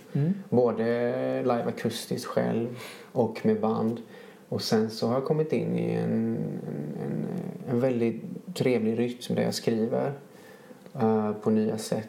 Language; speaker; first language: Swedish; native; Swedish